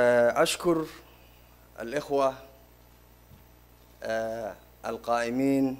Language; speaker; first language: Arabic; non-native, local second language; Somali